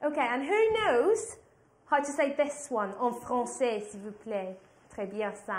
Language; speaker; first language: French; non-native, fluent; English